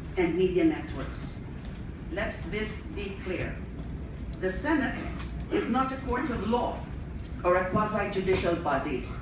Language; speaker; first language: English; non-native, local second language; Filipino